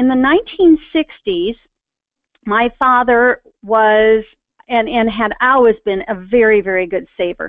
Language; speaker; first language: English; native; English